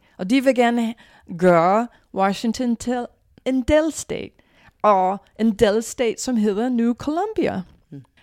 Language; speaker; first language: Danish; non-native, fluent; English